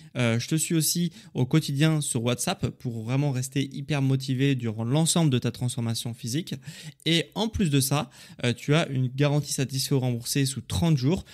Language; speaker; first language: French; native; French